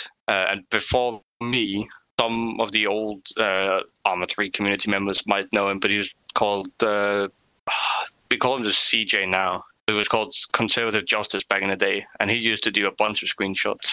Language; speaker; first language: English; non-native, fluent; Danish